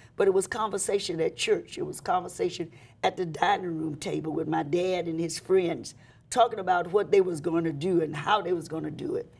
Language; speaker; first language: English; native; English